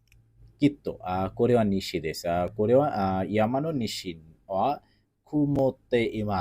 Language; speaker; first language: Japanese; non-native, learner; Bangla